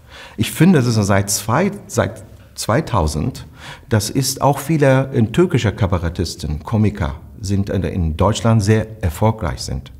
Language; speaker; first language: German; non-native, fluent; Turkish